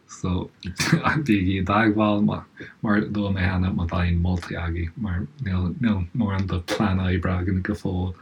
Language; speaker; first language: Irish; native; Irish